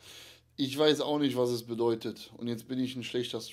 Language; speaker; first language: German; native; German